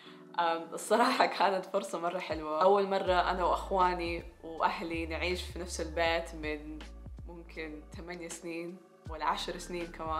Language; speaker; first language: Arabic; native; Arabic